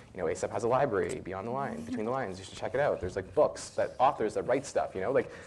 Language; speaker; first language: English; native; English